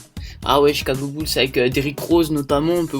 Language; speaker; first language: French; native; French